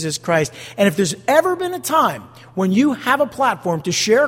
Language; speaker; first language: English; native; English